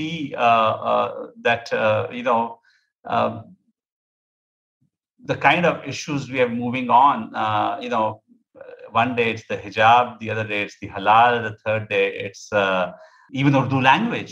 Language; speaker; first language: English; non-native, local second language; Punjabi